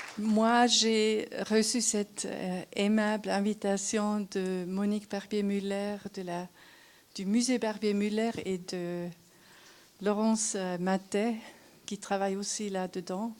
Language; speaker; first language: French; non-native, local second language; German